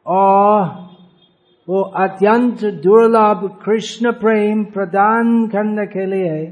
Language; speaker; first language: Hindi; non-native, fluent; English